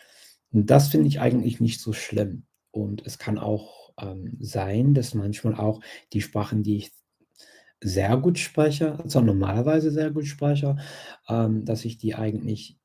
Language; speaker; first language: German; non-native, fluent; English